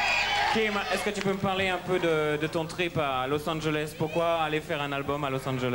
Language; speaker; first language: French; native; French